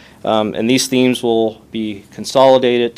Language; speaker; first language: English; native; English